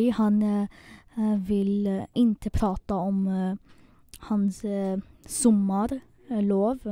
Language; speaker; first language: Swedish; non-native, learner; English